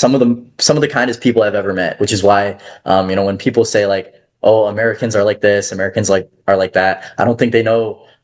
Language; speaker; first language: English; early bilingual, other home language; Kazakh